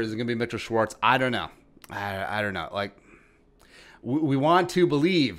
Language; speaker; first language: English; native; English